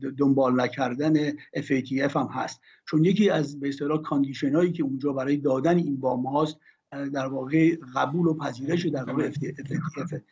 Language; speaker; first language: Persian; native; Persian